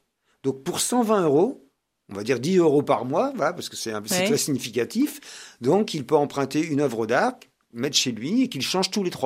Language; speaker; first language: French; native; French